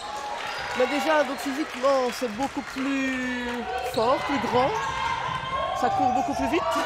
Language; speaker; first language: French; native; French